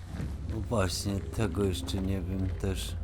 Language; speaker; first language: Polish; native; Polish